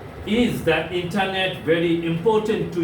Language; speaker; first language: English; non-native, fluent; Bangla